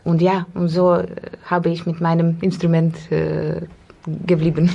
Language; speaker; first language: German; non-native, fluent; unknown